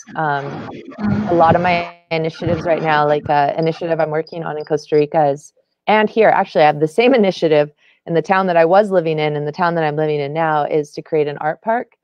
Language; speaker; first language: English; native; English